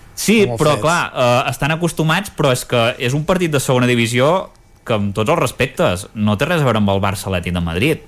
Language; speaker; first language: Catalan; native; Catalan